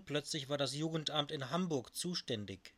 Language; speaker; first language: German; native; German